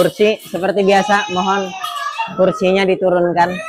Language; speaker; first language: Indonesian; native; Indonesian